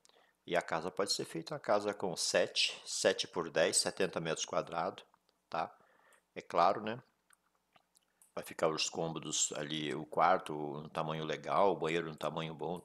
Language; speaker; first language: Portuguese; native; Portuguese